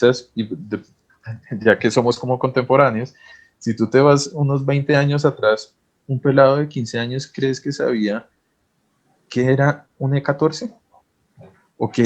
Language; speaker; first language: Spanish; native; Spanish